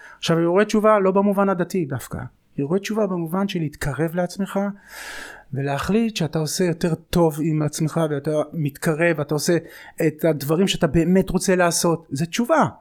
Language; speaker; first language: Hebrew; native; Hebrew